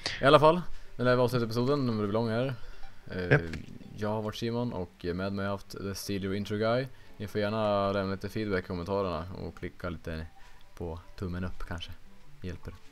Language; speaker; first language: Swedish; native; Swedish